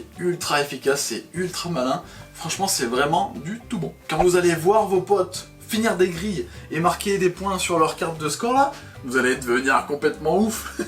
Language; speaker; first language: French; native; French